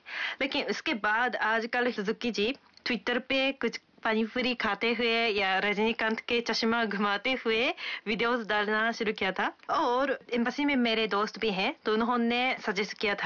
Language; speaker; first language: Hindi; non-native, fluent; Japanese